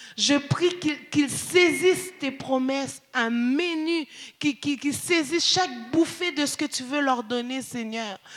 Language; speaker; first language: French; early bilingual, other home language; Haitian Creole